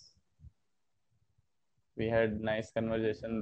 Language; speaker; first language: English; non-native, learner; Hindi